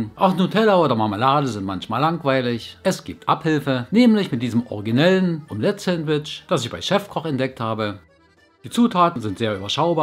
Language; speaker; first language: German; native; German